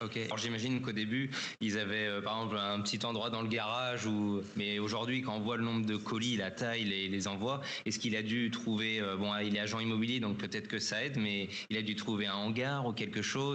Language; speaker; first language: French; native; French